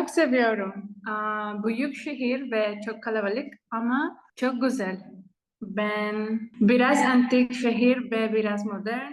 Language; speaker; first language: Turkish; non-native, learner; Spanish